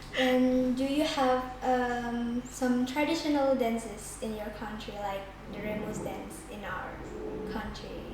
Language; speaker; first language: English; non-native, learner; Indonesian